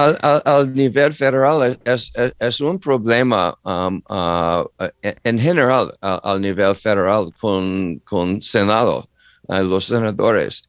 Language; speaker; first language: Spanish; non-native, learner; English